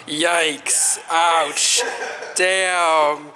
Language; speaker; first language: English; native; English